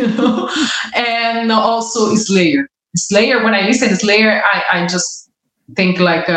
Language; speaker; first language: English; non-native, learner; Portuguese